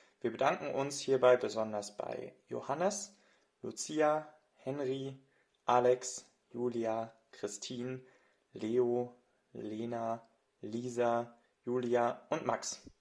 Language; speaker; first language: German; native; German